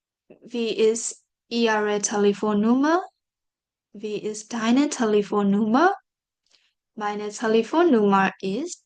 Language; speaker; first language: German; non-native, fluent; Burmese